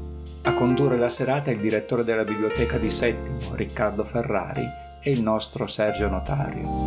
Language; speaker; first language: Italian; native; Italian